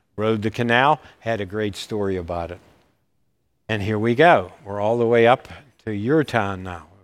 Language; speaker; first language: English; native; English